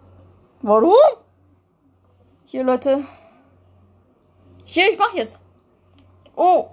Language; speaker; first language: German; early bilingual, other home language; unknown